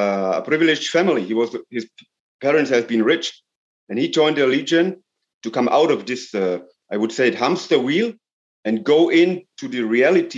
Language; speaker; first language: English; non-native, fluent; German